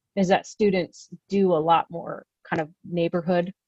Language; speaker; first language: English; native; English